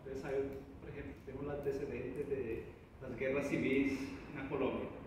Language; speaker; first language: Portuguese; non-native, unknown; Spanish